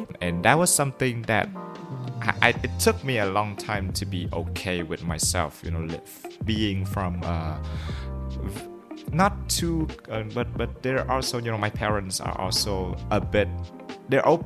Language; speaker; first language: English; non-native, fluent; Vietnamese